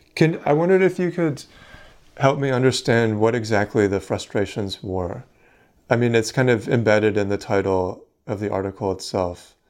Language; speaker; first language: English; native; English